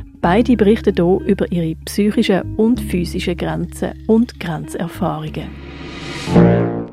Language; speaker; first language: German; native; German